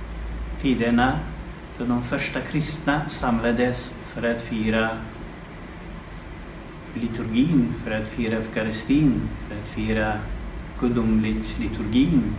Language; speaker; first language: Swedish; non-native, fluent; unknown